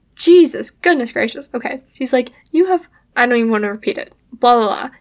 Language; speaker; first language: English; native; English